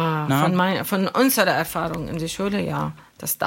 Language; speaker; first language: German; non-native, learner; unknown